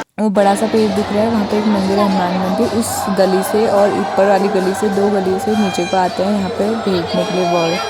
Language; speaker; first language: Hindi; native; Hindi